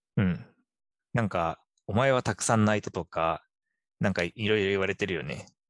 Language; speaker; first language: Japanese; native; Japanese